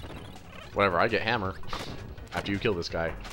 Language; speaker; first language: English; native; English